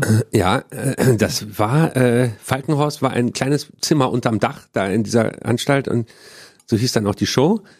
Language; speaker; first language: German; native; German